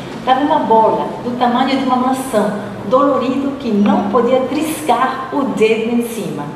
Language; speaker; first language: Portuguese; non-native, fluent; Spanish